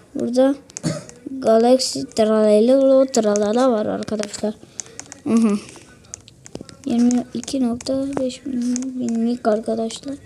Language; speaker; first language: Turkish; native; Turkish